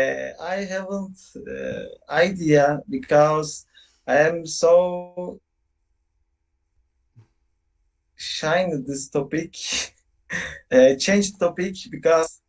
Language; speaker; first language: English; non-native, learner; Turkish